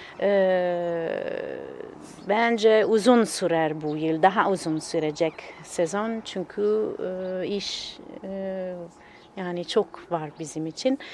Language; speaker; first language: Turkish; non-native, fluent; Italian